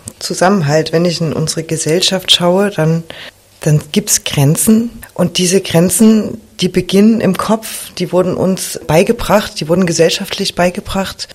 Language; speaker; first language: German; native; German